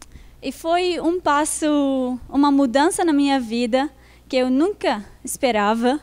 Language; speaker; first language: Portuguese; non-native, fluent; Arabic